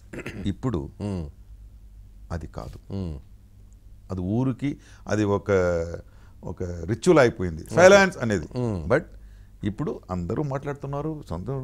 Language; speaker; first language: Telugu; non-native, learner; Tamil